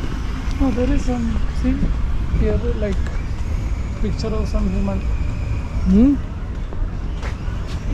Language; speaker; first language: English; non-native, local second language; Malayalam